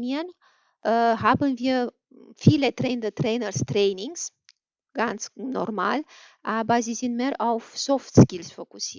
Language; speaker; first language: German; non-native, fluent; Romanian